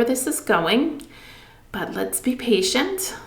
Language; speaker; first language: English; native; English